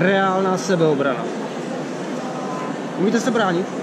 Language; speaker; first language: Czech; native; Czech